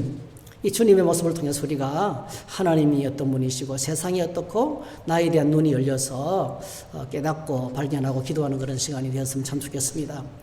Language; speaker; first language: Korean; native; Korean